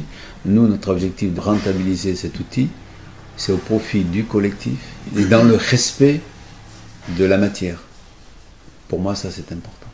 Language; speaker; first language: French; native; French